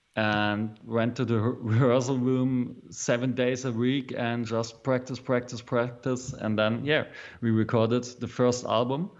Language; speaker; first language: English; non-native, fluent; German